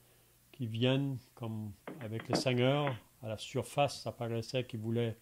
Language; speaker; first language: French; native; French